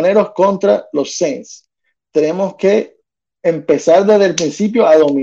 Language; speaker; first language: Spanish; early bilingual, heritage; Spanish